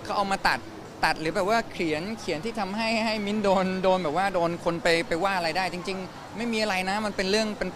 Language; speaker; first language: Thai; native; Thai